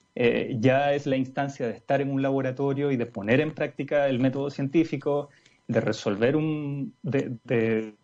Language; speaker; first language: Spanish; native; Spanish